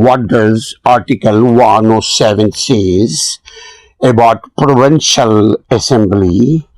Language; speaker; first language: English; non-native, local second language; Urdu